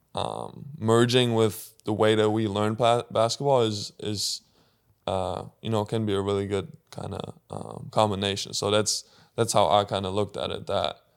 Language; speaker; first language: English; non-native, fluent; German